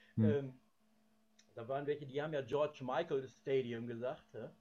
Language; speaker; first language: German; native; German